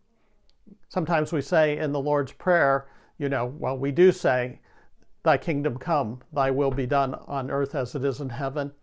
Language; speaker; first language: English; native; English